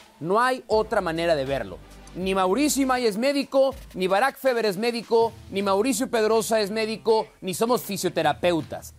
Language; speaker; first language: Spanish; native; Spanish